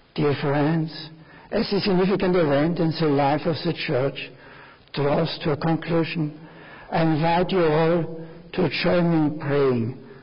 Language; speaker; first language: English; non-native, fluent; German